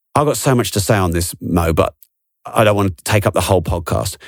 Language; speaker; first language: English; native; English